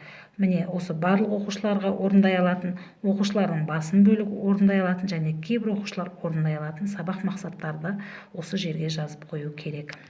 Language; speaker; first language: Kazakh; native; Kazakh